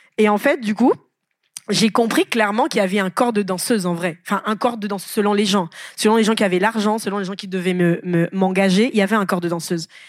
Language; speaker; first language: French; non-native, local second language; Lingala